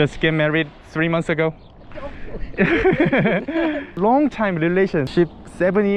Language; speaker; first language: English; non-native, learner; Korean